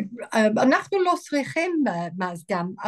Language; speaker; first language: Hebrew; non-native, learner; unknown